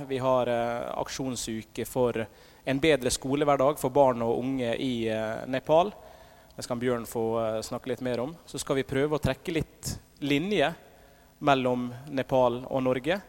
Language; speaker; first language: Norwegian; native; Norwegian